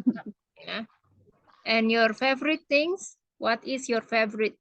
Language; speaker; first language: English; non-native, fluent; Indonesian